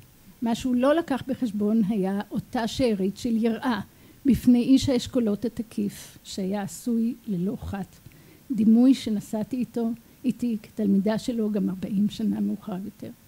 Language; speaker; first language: Hebrew; native; Hebrew